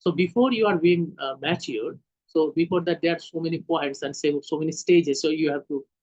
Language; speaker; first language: English; non-native, local second language; Hindi